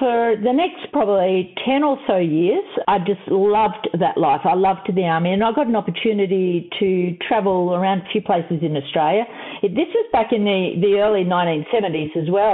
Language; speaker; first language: English; native; English